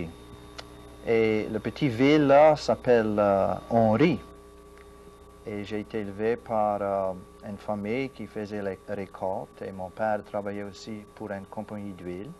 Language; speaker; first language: French; non-native, local second language; English